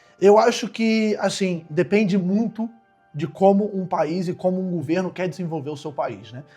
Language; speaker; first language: Portuguese; native; Portuguese